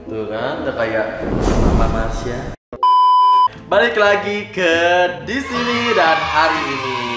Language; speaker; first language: Indonesian; native; Indonesian